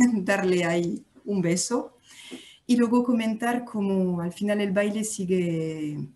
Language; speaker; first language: Spanish; non-native, fluent; French